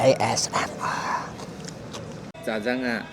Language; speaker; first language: Korean; non-native, fluent; Mongolian